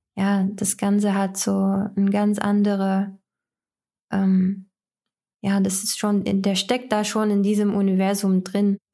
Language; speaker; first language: German; non-native, fluent; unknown